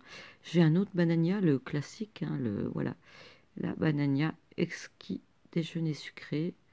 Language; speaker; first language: French; native; French